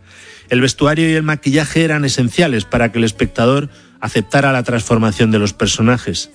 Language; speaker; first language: Spanish; native; Spanish